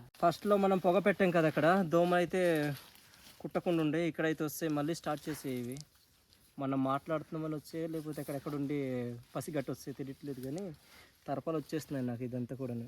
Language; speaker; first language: Telugu; non-native, local second language; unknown